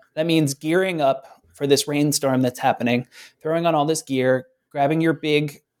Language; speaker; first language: English; native; English